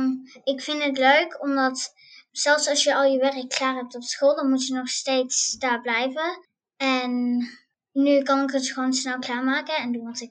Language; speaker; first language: Dutch; early bilingual, heritage; Dutch